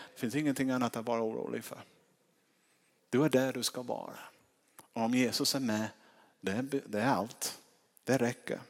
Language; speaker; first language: Swedish; non-native, fluent; English